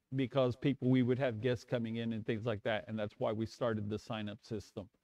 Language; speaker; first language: English; native; English